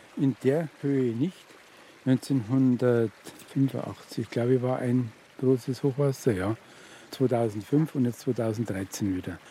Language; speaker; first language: German; native; German